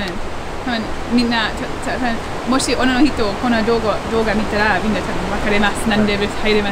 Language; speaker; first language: Japanese; non-native, learner; English